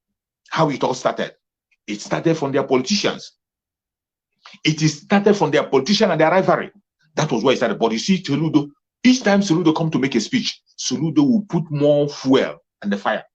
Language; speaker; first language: English; non-native, local second language; Igbo